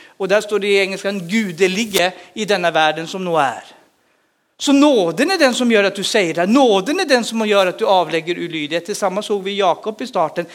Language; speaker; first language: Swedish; native; Swedish